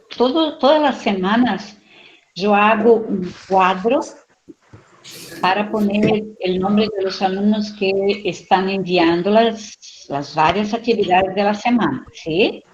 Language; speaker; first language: Spanish; non-native, fluent; Portuguese